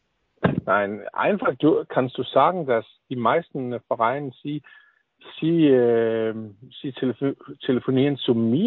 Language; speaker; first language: German; non-native, learner; Danish